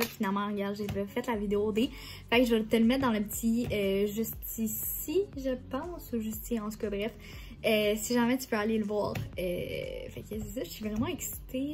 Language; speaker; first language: French; native; French